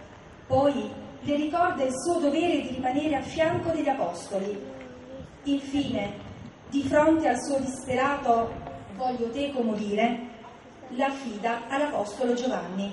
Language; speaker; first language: Italian; native; Italian